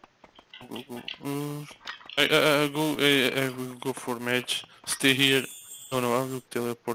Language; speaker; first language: English; non-native, learner; Turkish